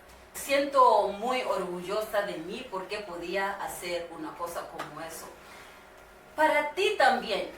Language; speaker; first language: Spanish; non-native, learner; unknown